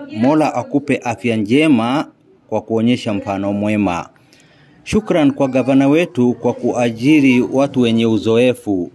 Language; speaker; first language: Swahili; non-native, local second language; Oromo